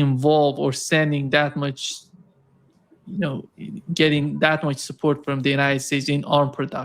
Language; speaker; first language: English; non-native, fluent; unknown